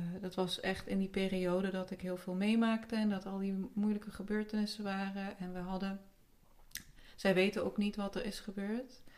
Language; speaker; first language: Dutch; early bilingual, other home language; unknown